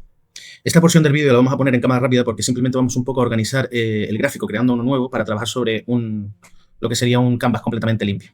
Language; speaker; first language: Spanish; native; Spanish